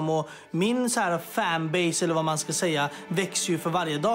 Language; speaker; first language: Swedish; native; Swedish